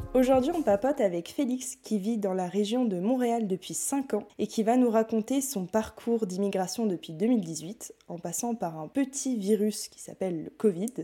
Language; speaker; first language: French; native; French